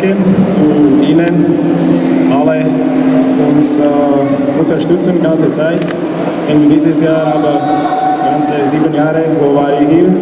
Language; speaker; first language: German; non-native, learner; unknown